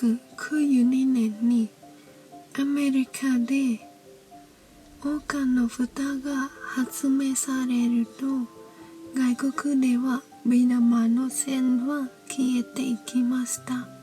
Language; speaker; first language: Japanese; non-native, learner; Khmer